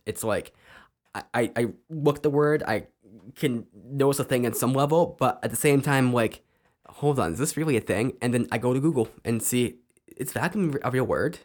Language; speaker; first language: English; native; English